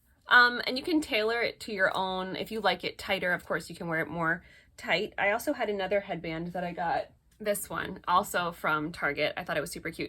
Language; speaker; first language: English; native; English